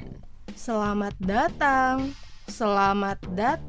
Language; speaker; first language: Indonesian; non-native, learner; Arabic